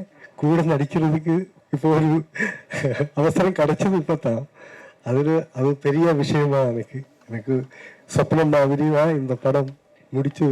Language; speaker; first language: Tamil; non-native, learner; Malayalam